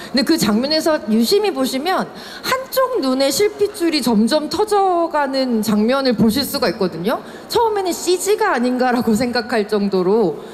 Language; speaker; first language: Korean; native; Korean